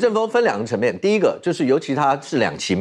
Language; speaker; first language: Chinese; native; Chinese